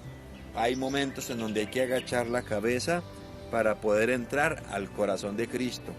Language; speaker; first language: Spanish; native; Spanish